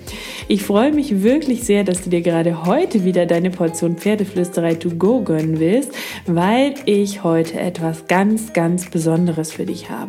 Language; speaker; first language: German; native; German